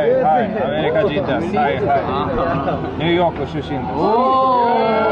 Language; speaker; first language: Japanese; non-native, learner; English